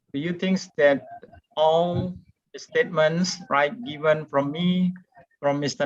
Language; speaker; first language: English; non-native, fluent; Indonesian